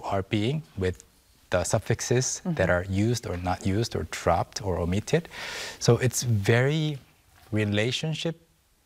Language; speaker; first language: English; non-native, fluent; Korean